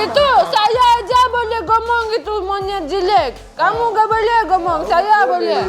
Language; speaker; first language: Indonesian; non-native, learner; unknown